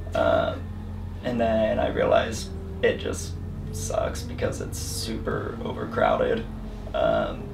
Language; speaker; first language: English; native; English